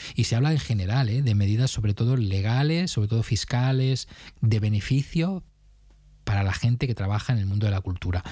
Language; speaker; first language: Spanish; native; Spanish